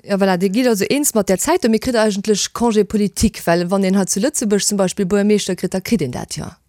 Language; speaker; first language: Luxembourgish; native; Luxembourgish